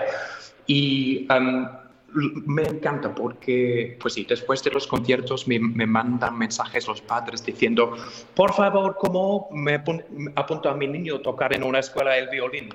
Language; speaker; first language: Spanish; non-native, fluent; English